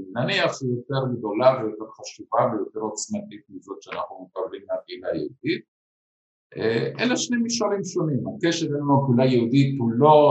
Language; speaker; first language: Hebrew; non-native, fluent; Spanish